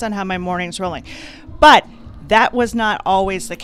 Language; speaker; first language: English; native; English